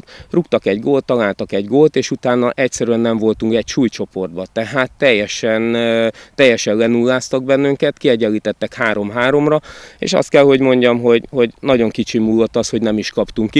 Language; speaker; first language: Hungarian; native; Hungarian